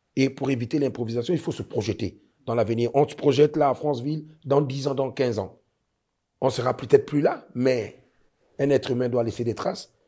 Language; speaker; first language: French; native; French